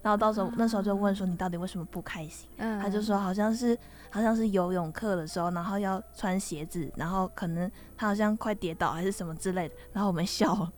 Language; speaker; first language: Chinese; native; Chinese